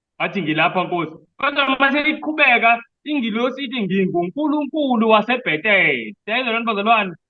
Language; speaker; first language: Zulu; non-native, local second language; Xhosa